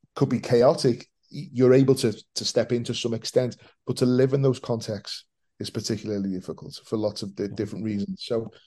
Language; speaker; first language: English; native; English